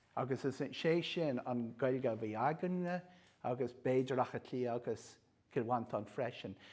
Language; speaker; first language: Irish; non-native, local second language; English